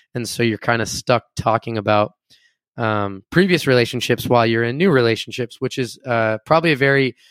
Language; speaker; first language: English; native; English